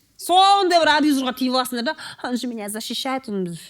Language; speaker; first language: Russian; non-native, local second language; Kazakh